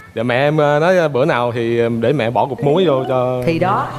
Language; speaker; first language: Vietnamese; native; Vietnamese